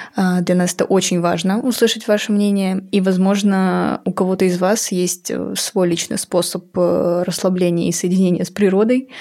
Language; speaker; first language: Russian; native; Russian